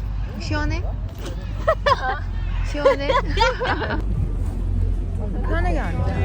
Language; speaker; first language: Korean; non-native, fluent; Mongolian